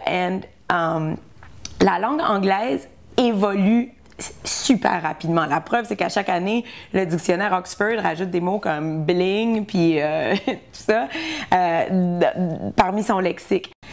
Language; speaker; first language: French; early bilingual, heritage; French